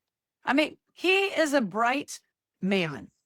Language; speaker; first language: English; native; English